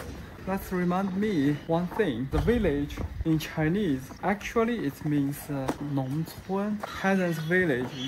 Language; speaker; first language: English; non-native, fluent; Chinese